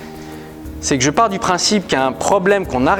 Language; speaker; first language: French; native; French